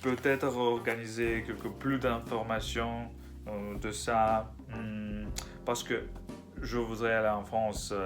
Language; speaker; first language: French; non-native, learner; Russian